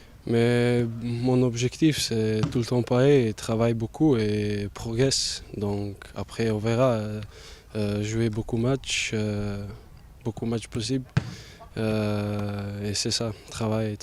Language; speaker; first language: French; non-native, learner; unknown